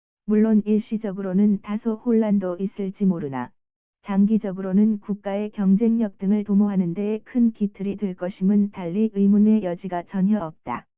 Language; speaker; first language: Korean; native; Korean